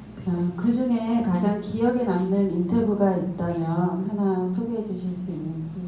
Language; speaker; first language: Korean; native; Korean